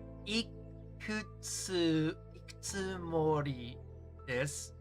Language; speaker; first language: Japanese; non-native, learner; English